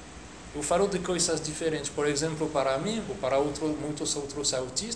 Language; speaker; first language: Portuguese; non-native, fluent; French